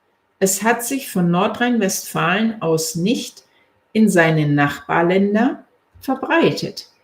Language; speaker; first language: German; native; German